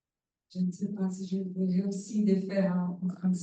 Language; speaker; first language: French; non-native, learner; Portuguese